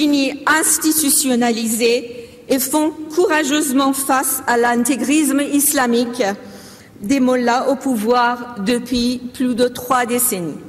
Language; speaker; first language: French; non-native, fluent; Persian